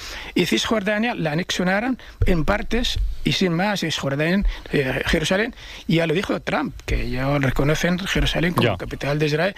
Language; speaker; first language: Spanish; non-native, fluent; Arabic